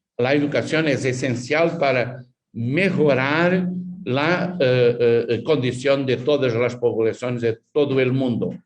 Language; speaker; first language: Spanish; non-native, fluent; Portuguese